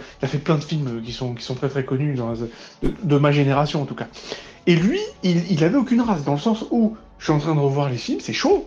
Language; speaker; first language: French; native; French